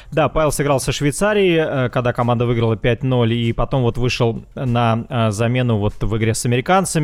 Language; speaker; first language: Russian; native; Russian